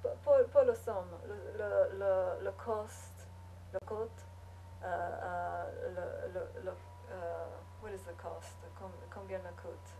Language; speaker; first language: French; non-native, learner; English